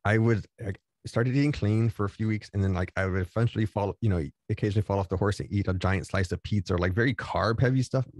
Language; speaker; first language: English; native; English